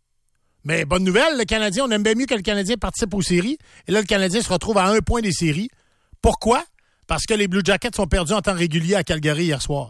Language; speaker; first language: French; native; French